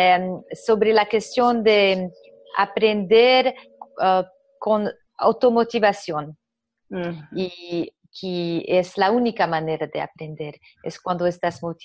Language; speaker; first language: Spanish; non-native, fluent; Portuguese